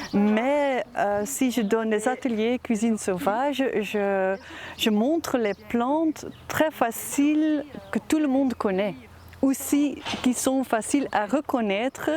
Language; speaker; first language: French; non-native, fluent; Dutch